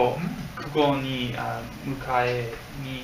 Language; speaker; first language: Japanese; non-native, learner; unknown